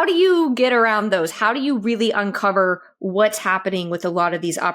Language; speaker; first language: English; native; English